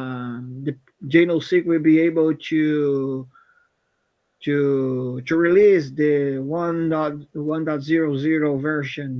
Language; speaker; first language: English; non-native, fluent; Portuguese